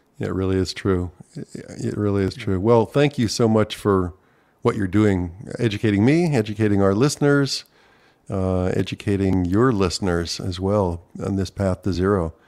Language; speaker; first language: English; native; English